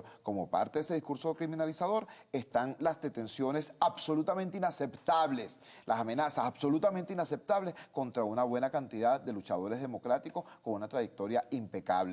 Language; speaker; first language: Spanish; native; Spanish